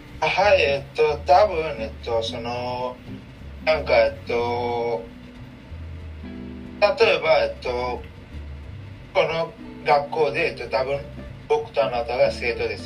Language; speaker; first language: Japanese; non-native, learner; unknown